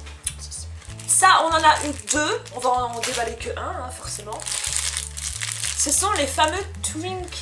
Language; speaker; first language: French; native; French